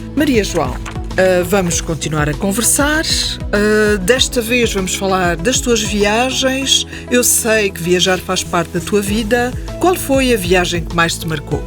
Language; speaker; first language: Portuguese; native; Portuguese